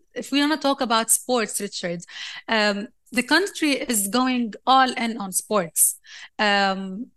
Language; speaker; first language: English; non-native, fluent; Arabic